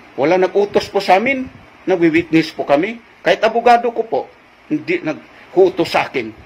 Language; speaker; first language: Filipino; non-native, local second language; Cebuano